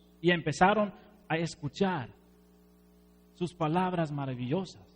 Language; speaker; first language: Spanish; non-native, fluent; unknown